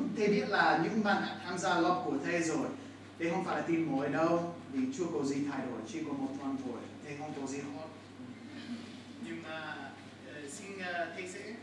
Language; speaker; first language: Vietnamese; non-native, fluent; English